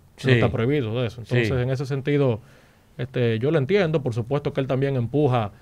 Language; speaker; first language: Spanish; native; Spanish